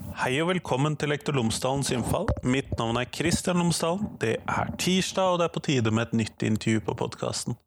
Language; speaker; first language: Norwegian; native; Norwegian